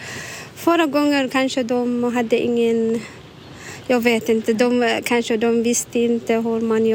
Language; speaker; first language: Swedish; non-native, learner; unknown